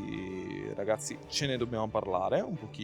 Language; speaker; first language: Italian; native; Italian